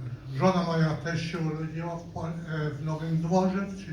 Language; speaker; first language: Polish; non-native, local second language; Yiddish